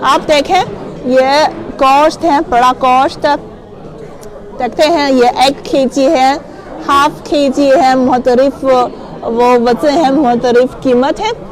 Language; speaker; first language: Hindi; non-native, learner; Chinese